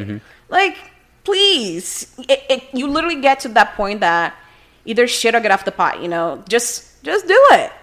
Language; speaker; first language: English; non-native, fluent; Portuguese